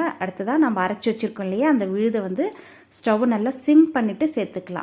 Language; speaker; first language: Tamil; native; Tamil